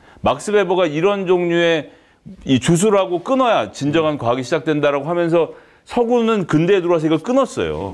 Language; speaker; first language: Korean; native; Korean